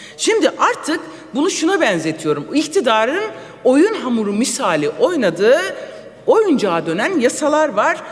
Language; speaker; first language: Turkish; non-native, local second language; Kurdish